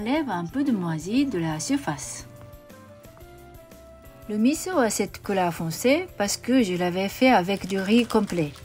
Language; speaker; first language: French; non-native, fluent; Japanese